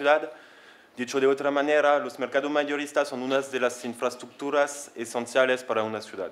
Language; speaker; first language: Spanish; non-native, fluent; French